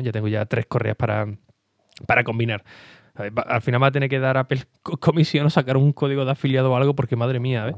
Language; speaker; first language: Spanish; native; Spanish